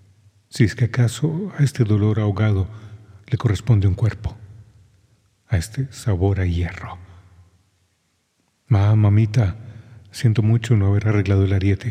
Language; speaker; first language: Spanish; native; Spanish